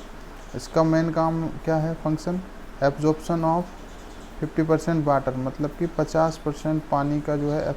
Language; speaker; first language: Hindi; native; Hindi